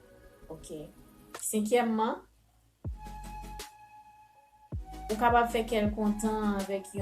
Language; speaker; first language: French; non-native, learner; Haitian Creole